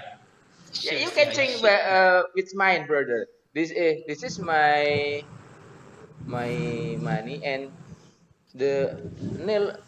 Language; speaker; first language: English; non-native, learner; Indonesian